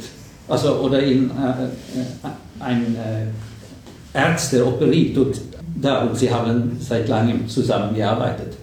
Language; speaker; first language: German; non-native, fluent; Swedish